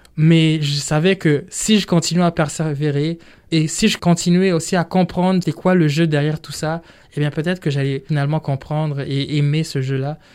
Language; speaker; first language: French; non-native, local second language; Rundi